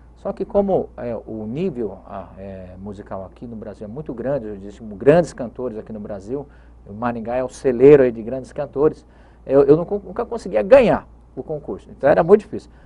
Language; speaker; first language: Portuguese; native; Portuguese